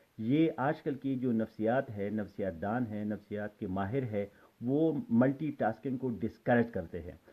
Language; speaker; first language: Urdu; non-native, local second language; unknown